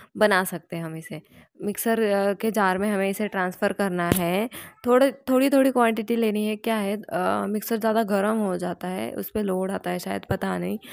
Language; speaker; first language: Hindi; non-native, local second language; Marathi